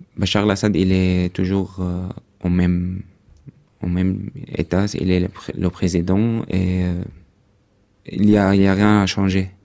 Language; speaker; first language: French; non-native, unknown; Arabic